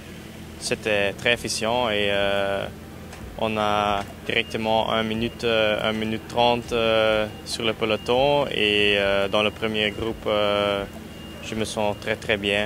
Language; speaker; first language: French; non-native, learner; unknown